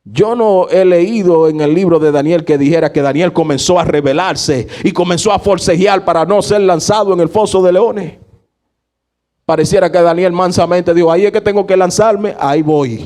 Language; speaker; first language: Spanish; native; Spanish